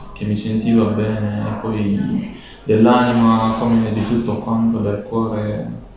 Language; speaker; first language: Italian; non-native, fluent; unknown